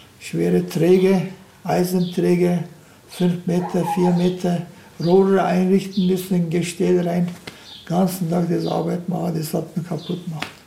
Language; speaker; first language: German; non-native, learner; Turkish